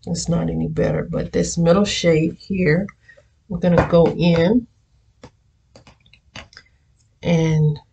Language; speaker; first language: English; native; English